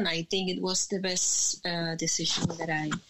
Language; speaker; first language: English; non-native, learner; Spanish